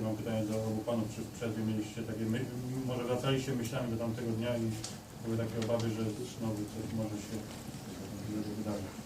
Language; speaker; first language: Polish; native; Polish